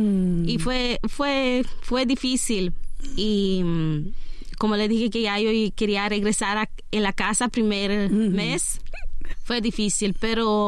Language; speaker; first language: Spanish; non-native, learner; Romanian